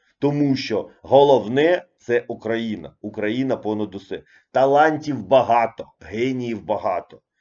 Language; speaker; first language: Ukrainian; non-native, local second language; Russian